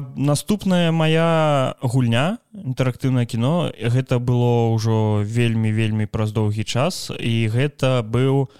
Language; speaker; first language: Belarusian; non-native, local second language; Russian